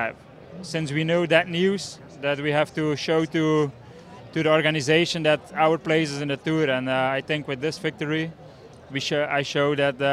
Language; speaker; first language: English; non-native, fluent; Dutch